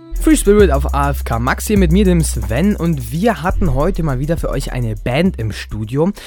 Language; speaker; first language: German; native; German